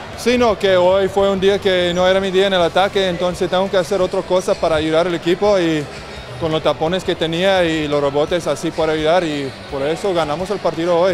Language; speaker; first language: Spanish; non-native, fluent; English